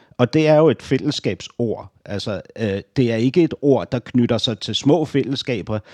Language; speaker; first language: Danish; native; Danish